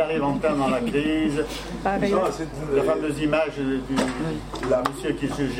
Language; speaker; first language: French; non-native, fluent; Spanish